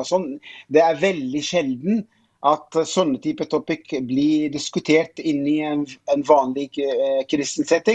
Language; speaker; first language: Norwegian; non-native, fluent; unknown